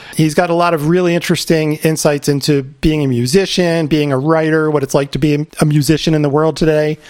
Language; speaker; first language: English; native; English